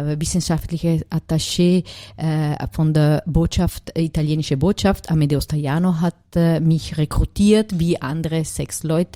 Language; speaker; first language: German; non-native, fluent; Italian